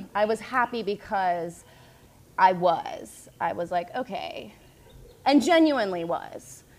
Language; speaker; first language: English; native; English